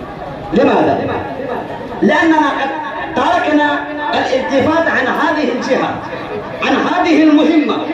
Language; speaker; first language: Arabic; non-native, fluent; Urdu